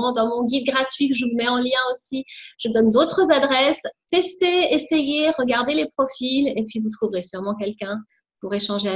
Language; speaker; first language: French; native; French